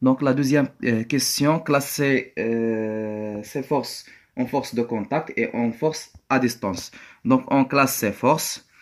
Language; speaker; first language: French; non-native, local second language; Arabic